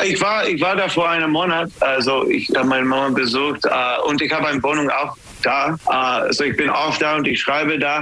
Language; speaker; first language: German; non-native, learner; English